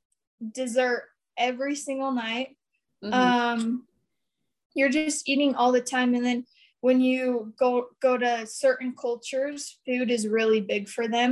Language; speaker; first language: English; native; English